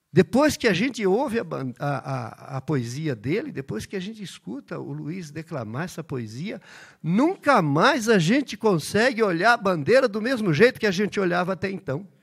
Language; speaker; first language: Portuguese; early bilingual, other home language; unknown